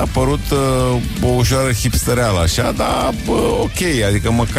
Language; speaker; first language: Romanian; native; Romanian